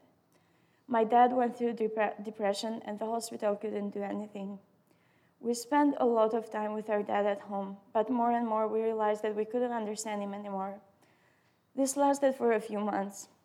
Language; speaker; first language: English; non-native, fluent; Albanian